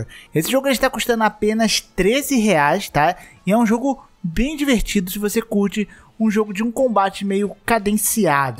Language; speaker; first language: Portuguese; native; Portuguese